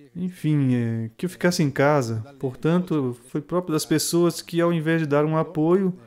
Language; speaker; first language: Portuguese; non-native, fluent; Italian